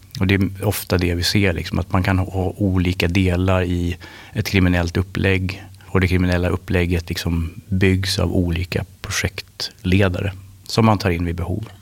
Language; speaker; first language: Swedish; native; Swedish